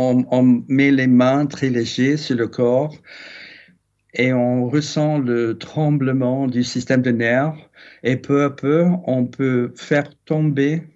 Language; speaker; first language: French; non-native, fluent; English